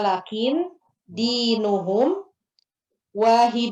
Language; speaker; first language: Arabic; non-native, learner; Indonesian